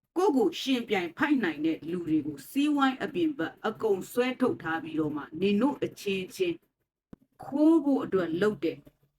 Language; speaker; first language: Burmese; native; Burmese